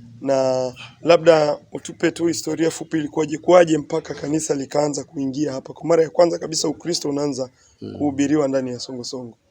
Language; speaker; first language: Swahili; native; Swahili